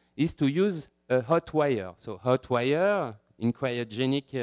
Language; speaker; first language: English; non-native, fluent; French